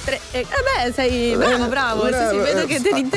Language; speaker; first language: Italian; native; Italian